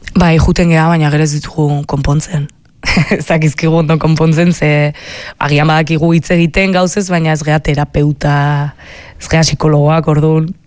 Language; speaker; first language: Basque; native; Basque